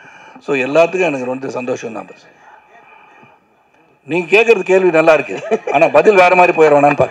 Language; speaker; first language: Tamil; native; Tamil